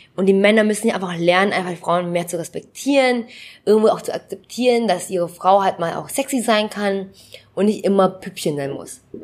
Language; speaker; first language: German; early bilingual, other home language; Vietnamese